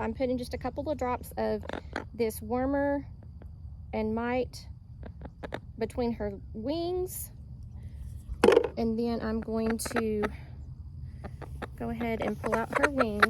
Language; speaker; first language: English; native; English